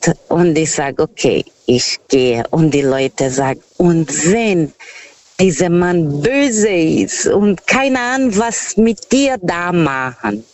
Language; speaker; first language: German; non-native, learner; Portuguese